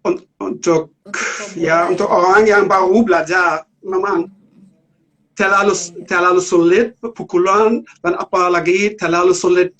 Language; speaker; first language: Indonesian; non-native, learner; German